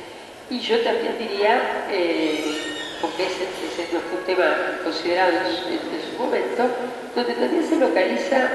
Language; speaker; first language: Spanish; native; Spanish